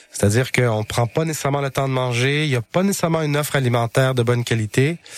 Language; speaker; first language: French; native; French